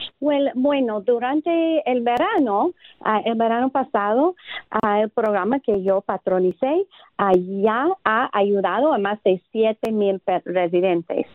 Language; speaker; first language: Spanish; non-native, fluent; English